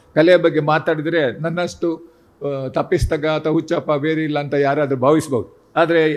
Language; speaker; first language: Kannada; non-native, local second language; Tulu